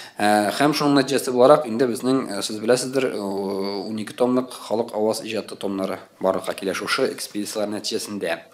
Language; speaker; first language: Tatar; native; Tatar